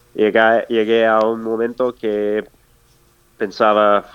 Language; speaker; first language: Spanish; non-native, fluent; English